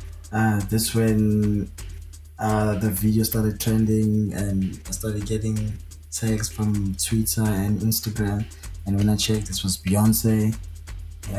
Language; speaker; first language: English; non-native, local second language; Zulu